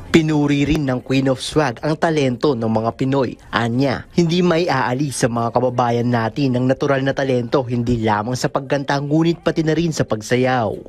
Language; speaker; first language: Filipino; native; Filipino